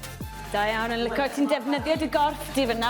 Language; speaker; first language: Welsh; native; Welsh